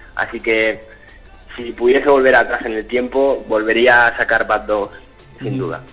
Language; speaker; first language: Spanish; early bilingual, other home language; French